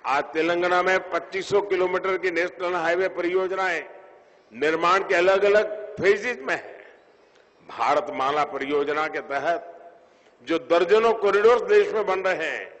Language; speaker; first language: Hindi; non-native, local second language; Gujarati